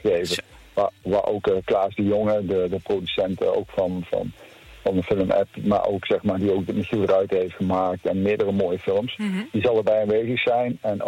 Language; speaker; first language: Dutch; native; Dutch